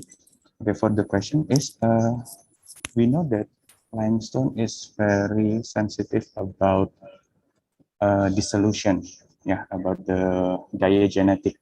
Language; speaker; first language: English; non-native, fluent; Indonesian